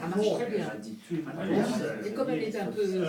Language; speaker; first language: French; native; French